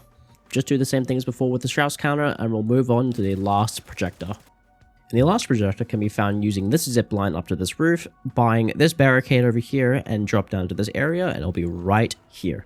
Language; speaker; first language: English; native; English